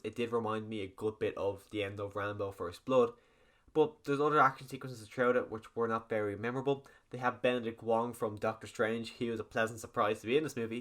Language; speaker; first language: English; native; English